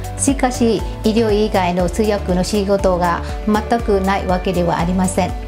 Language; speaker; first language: Japanese; non-native, fluent; Vietnamese